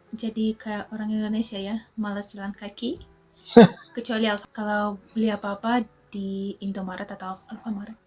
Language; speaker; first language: Indonesian; non-native, fluent; Russian